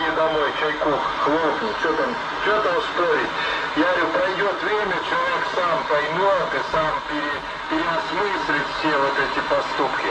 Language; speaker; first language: Russian; native; Russian